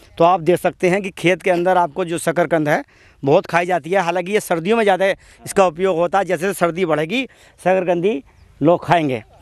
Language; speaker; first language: Hindi; native; Hindi